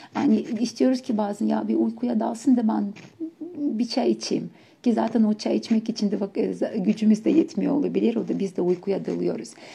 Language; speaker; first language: Turkish; non-native, fluent; Ukrainian